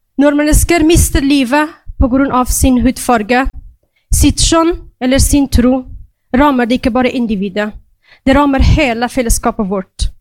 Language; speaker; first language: Norwegian; non-native, fluent; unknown